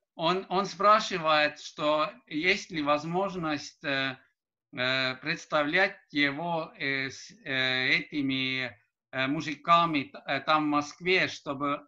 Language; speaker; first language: Russian; non-native, learner; Estonian